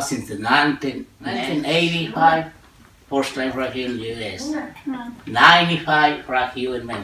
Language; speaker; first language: English; non-native, learner; Spanish